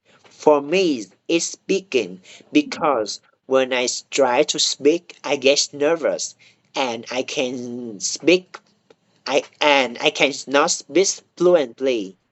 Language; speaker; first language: English; non-native, learner; Vietnamese